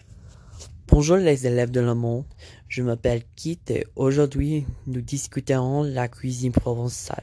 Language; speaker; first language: French; non-native, learner; English